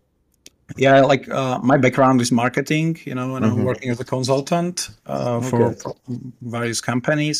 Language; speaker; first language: English; non-native, fluent; Czech